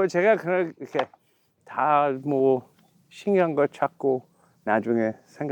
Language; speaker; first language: Korean; early bilingual, heritage; English